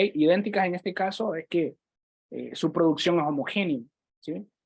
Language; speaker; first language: Spanish; native; Spanish